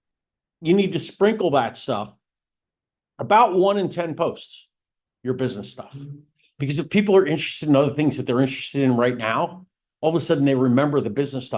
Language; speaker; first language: English; native; English